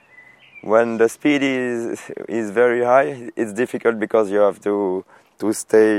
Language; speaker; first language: English; non-native, fluent; French